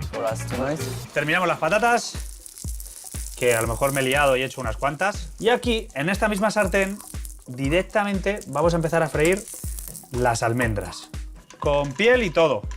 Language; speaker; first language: Spanish; native; Spanish